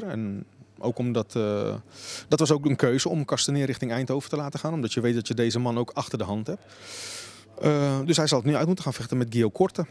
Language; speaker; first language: Dutch; native; Dutch